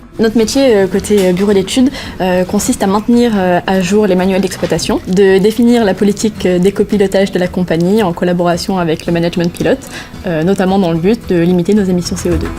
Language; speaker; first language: French; native; French